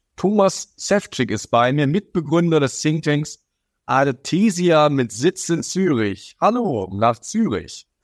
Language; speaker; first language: German; native; German